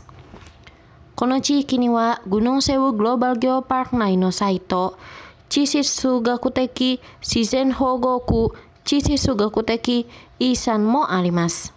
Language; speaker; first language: Japanese; non-native, fluent; Indonesian